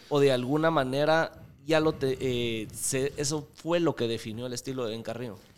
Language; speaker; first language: Spanish; native; Spanish